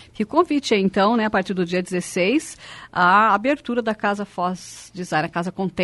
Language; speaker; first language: Portuguese; native; Portuguese